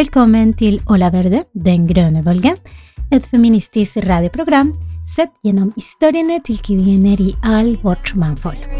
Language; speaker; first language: Norwegian; non-native, fluent; Spanish